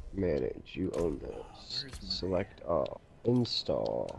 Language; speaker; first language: English; native; English